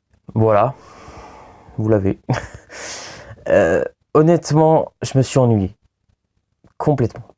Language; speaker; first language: French; native; French